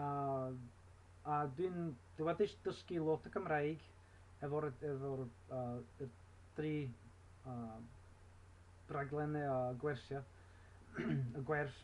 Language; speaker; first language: Welsh; non-native, learner; English